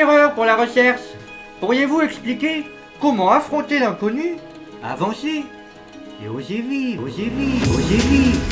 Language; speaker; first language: French; native; French